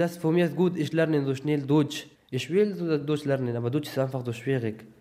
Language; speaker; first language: German; non-native, learner; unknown